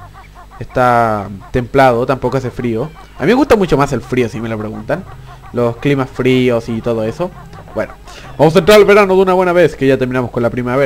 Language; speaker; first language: Spanish; native; Spanish